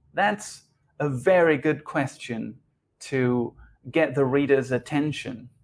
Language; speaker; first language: English; non-native, fluent; Spanish